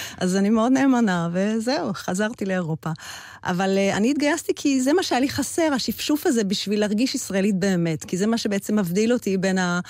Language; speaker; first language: Hebrew; early bilingual, heritage; Hebrew